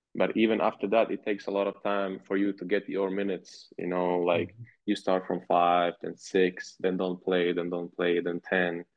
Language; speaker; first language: English; non-native, fluent; Serbian